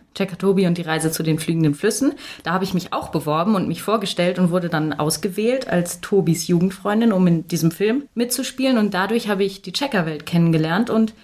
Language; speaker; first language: German; native; German